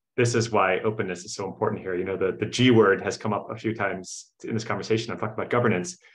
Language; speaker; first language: English; native; English